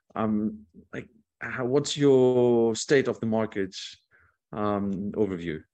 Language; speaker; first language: English; non-native, fluent; Portuguese